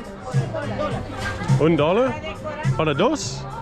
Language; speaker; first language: Spanish; non-native, learner; English